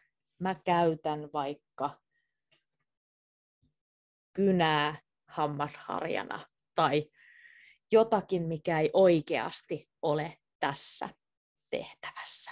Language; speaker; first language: Finnish; native; Finnish